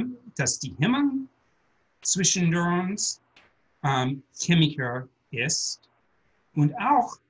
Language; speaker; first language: German; non-native, learner; English